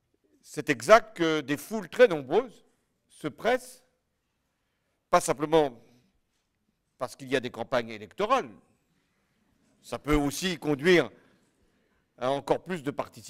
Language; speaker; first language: French; native; French